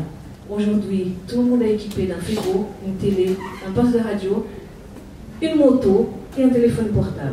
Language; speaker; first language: French; non-native, fluent; Portuguese